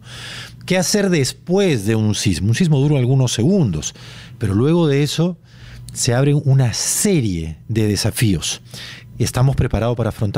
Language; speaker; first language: Spanish; native; Spanish